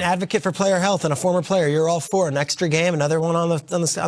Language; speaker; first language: English; native; English